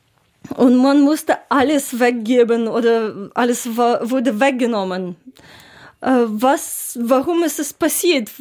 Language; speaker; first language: German; non-native, learner; Ukrainian